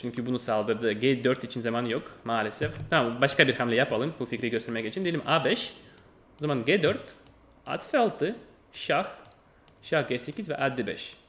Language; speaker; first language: Turkish; non-native, fluent; Russian